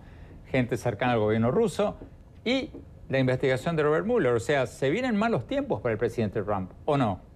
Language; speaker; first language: Spanish; native; Spanish